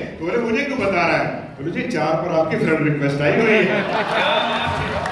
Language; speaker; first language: Hindi; non-native, local second language; Punjabi